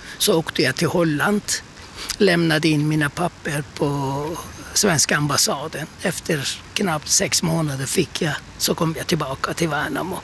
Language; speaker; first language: Swedish; non-native, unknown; Turkish